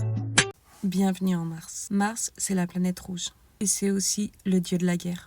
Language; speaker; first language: French; native; French